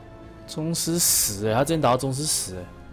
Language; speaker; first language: Chinese; native; Chinese